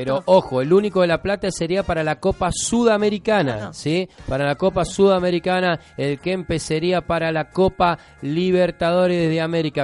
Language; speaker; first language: Spanish; native; Spanish